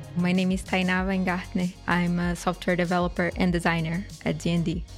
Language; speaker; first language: English; non-native, fluent; Portuguese